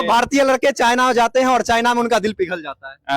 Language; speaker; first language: Hindi; native; Hindi